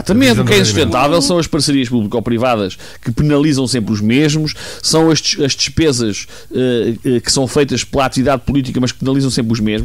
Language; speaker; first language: Portuguese; native; Portuguese